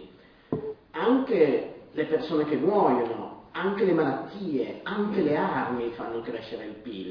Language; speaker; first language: Italian; native; Italian